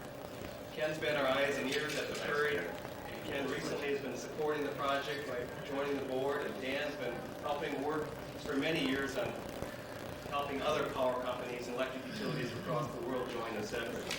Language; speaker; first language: English; native; English